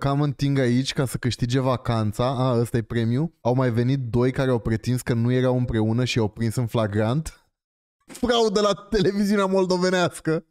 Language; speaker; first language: Romanian; native; Romanian